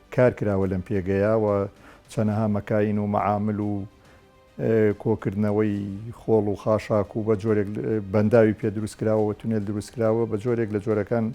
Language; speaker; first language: Central Kurdish; native; Central Kurdish